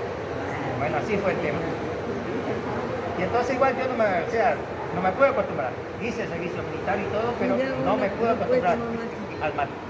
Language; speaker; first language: Spanish; native; Spanish